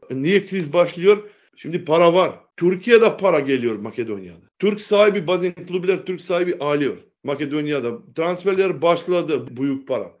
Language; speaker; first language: Turkish; non-native, learner; Macedonian